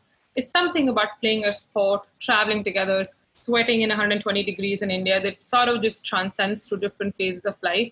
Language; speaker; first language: English; non-native, local second language; Hindi